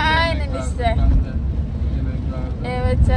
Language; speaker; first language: Turkish; non-native, learner; Indonesian